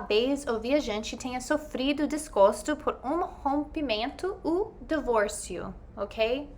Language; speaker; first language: Portuguese; non-native, fluent; English